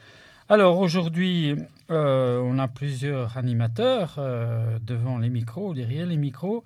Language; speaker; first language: French; native; French